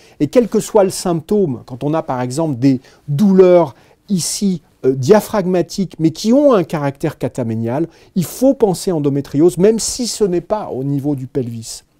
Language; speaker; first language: French; native; French